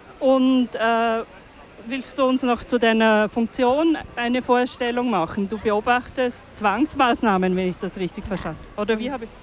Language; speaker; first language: German; native; German